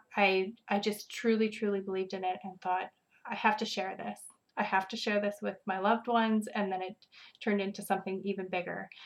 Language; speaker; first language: English; native; English